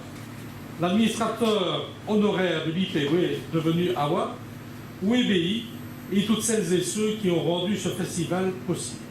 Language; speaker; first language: French; native; French